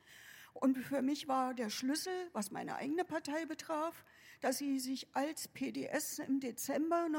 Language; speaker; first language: German; native; German